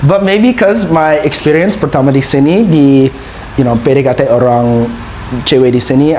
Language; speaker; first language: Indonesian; non-native, learner; English